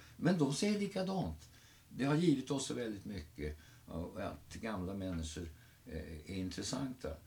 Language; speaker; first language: Swedish; native; Swedish